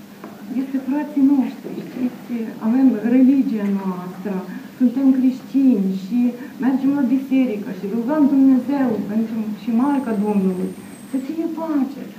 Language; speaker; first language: Romanian; non-native, local second language; Ukrainian